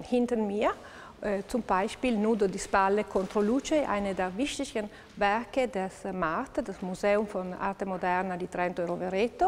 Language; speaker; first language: German; non-native, local second language; Italian